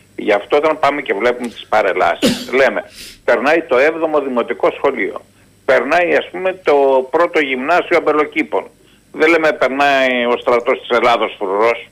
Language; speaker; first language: Greek; native; Greek